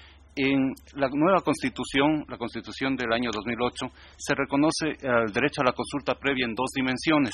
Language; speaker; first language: Spanish; native; Spanish